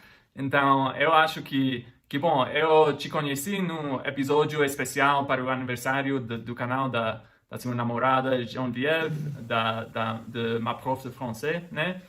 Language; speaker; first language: Portuguese; non-native, fluent; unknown